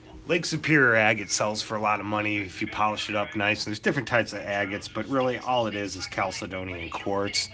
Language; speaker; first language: English; native; English